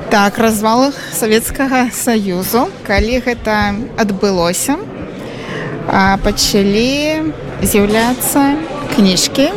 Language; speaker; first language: Belarusian; non-native, local second language; Russian